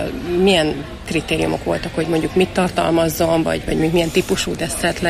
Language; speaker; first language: Hungarian; native; Hungarian